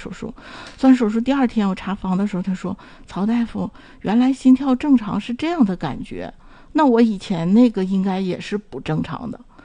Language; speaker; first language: Chinese; native; Chinese